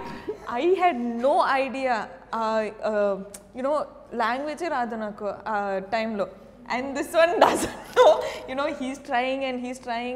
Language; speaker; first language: Telugu; non-native, learner; Kannada